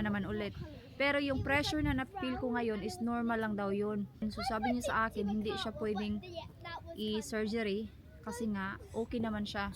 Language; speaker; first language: Filipino; native; Filipino